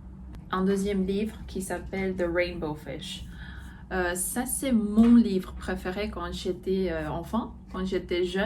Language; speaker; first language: French; non-native, fluent; Korean